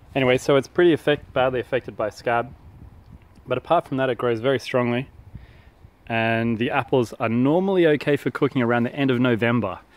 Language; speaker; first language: English; native; English